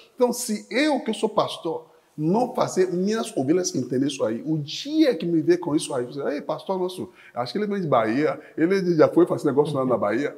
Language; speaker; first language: Portuguese; non-native, fluent; Yoruba